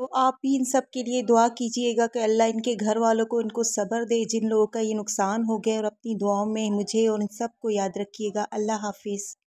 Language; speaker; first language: Urdu; native; Urdu